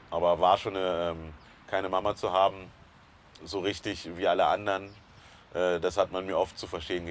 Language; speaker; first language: German; early bilingual, other home language; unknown